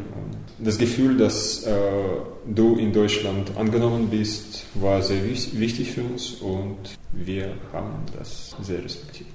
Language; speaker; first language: German; early bilingual, other home language; Russian